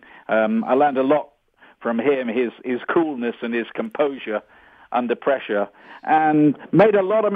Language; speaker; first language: English; native; English